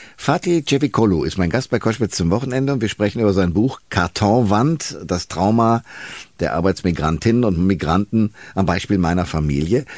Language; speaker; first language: German; native; German